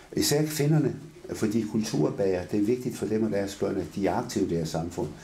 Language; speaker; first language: Danish; early bilingual, other home language; Arabic